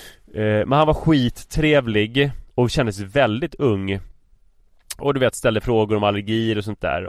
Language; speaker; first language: Swedish; native; Swedish